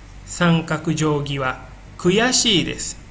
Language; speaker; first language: Japanese; non-native, fluent; Indonesian